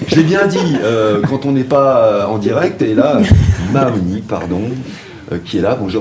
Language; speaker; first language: French; native; French